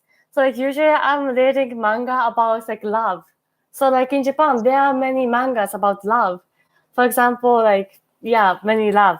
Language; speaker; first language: English; non-native, learner; Japanese